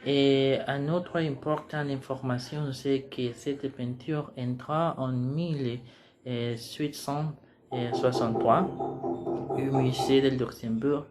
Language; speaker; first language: French; non-native, learner; Spanish